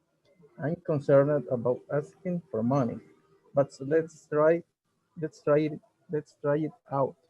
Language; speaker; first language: English; non-native, learner; Spanish